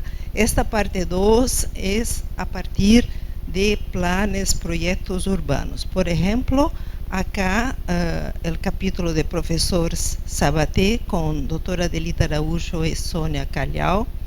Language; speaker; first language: Spanish; non-native, fluent; Portuguese